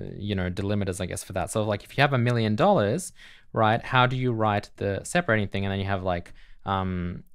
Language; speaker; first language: English; native; English